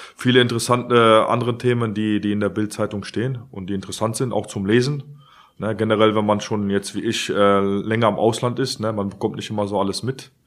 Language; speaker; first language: German; native; German